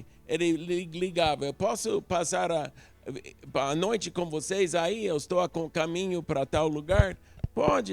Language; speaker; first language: Portuguese; non-native, local second language; English